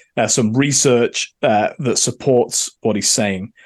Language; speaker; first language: English; native; English